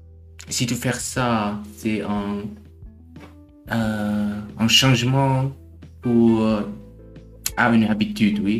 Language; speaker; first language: French; non-native, learner; German